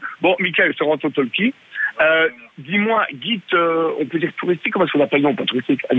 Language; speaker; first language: French; native; French